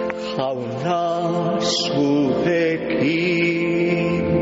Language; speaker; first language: Basque; native; Basque